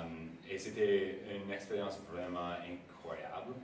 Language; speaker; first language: French; non-native, local second language; English